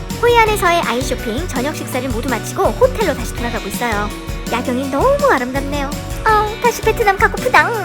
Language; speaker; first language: Korean; native; Korean